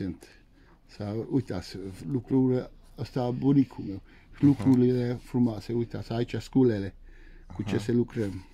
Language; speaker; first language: Romanian; non-native, local second language; Hungarian